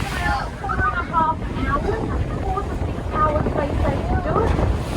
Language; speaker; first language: English; native; English